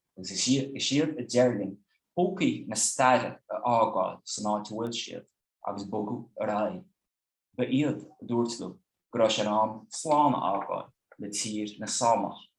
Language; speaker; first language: Irish; non-native, fluent; Dutch